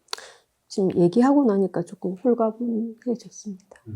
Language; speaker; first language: Korean; native; Korean